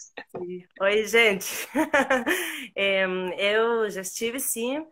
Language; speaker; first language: Portuguese; non-native, fluent; Spanish